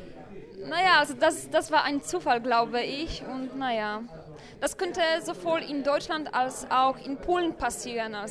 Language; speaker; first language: German; non-native, fluent; Polish